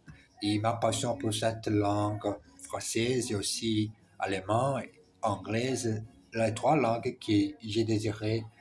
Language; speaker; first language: French; non-native, learner; Portuguese